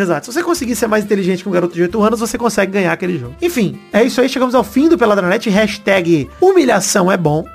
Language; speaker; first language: Portuguese; native; Portuguese